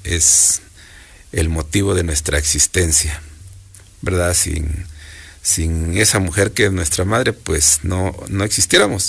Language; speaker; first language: Spanish; native; Spanish